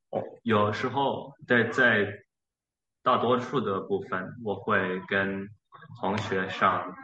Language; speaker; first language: Chinese; early bilingual, heritage; Chinese